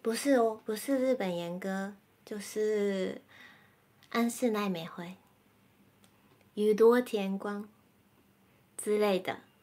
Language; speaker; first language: Chinese; non-native, fluent; Japanese